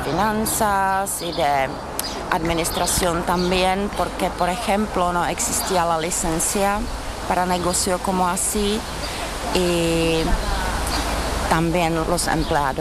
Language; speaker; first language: Spanish; non-native, fluent; Czech